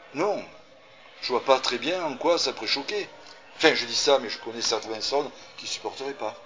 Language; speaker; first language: French; native; French